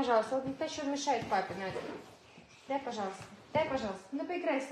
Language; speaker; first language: Russian; native; Russian